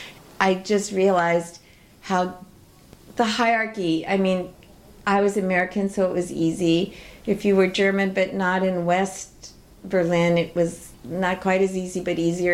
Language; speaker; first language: English; native; English